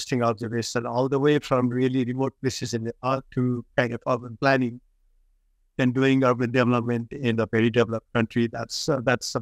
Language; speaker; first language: English; non-native, local second language; Nepali